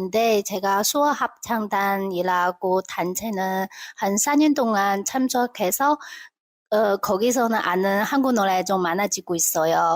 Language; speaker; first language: Korean; non-native, local second language; Chinese